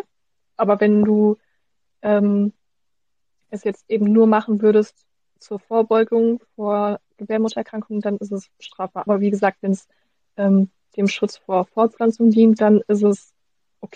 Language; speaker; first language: German; native; German